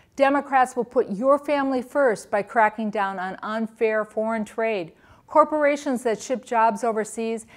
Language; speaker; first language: English; native; English